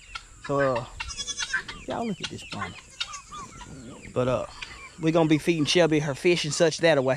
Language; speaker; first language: English; native; English